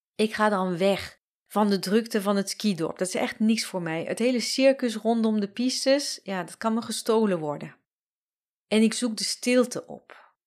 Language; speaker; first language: Dutch; non-native, fluent; French